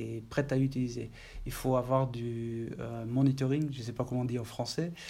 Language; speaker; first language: French; non-native, fluent; Dutch